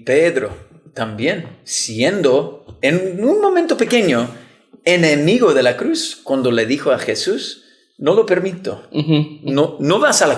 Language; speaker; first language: Spanish; non-native, fluent; English